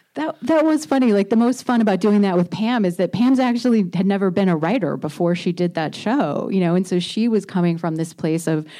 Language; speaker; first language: English; native; English